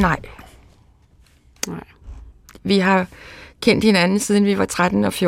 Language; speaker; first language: Danish; native; Danish